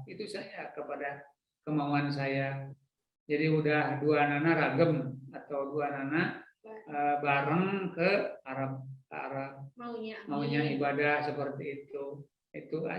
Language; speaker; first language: Indonesian; non-native, local second language; Sundanese